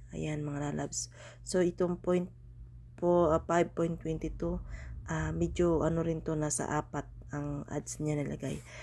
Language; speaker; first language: Filipino; native; Filipino